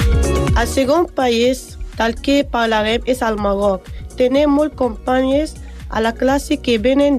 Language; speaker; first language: Catalan; non-native, learner; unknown